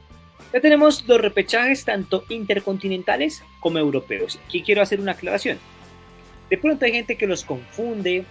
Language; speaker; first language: Spanish; native; Spanish